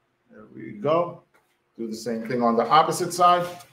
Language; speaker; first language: English; non-native, local second language; Spanish